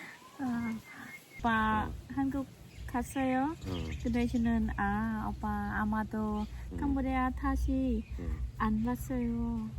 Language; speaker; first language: Korean; non-native, learner; Khmer